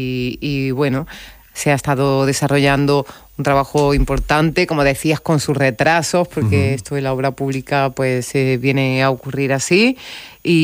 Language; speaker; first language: Spanish; native; Spanish